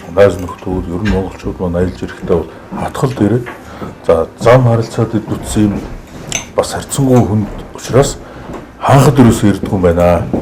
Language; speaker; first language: Mongolian; native; Mongolian